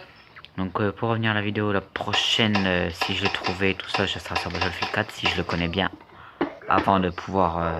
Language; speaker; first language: French; native; French